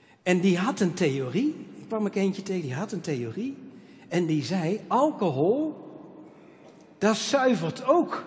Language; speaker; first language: Dutch; native; Dutch